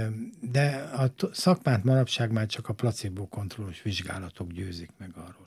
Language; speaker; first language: Hungarian; native; Hungarian